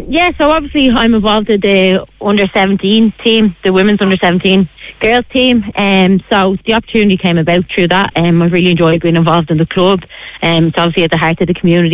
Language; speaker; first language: English; native; English